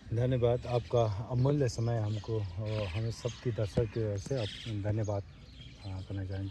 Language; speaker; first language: Hindi; non-native, local second language; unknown